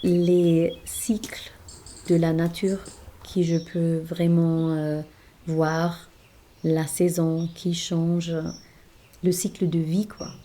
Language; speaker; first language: French; non-native, fluent; German